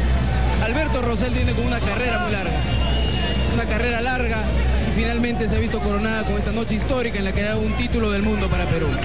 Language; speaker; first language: Spanish; native; Spanish